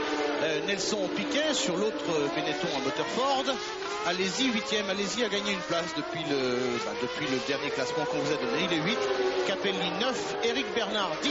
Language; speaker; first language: French; native; French